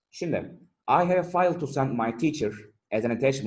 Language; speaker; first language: English; non-native, fluent; Turkish